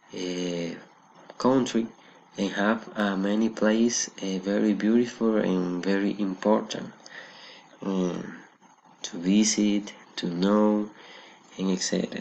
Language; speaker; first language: English; non-native, learner; Spanish